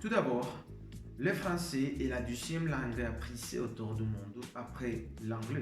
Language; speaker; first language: French; non-native, learner; Spanish